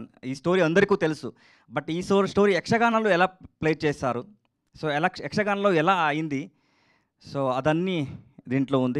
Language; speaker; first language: Telugu; non-native, learner; Kannada